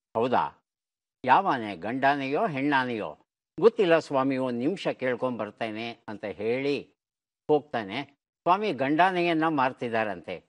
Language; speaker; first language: Kannada; native; Kannada